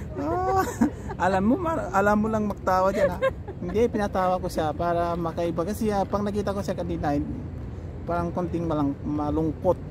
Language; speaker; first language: Filipino; non-native, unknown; Persian